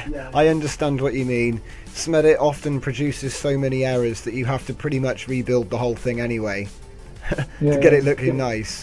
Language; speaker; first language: English; native; English